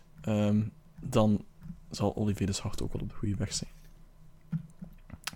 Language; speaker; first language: Dutch; native; Dutch